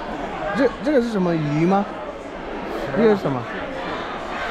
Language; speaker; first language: Chinese; non-native, learner; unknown